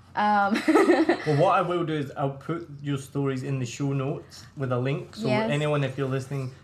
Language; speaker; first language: English; native; English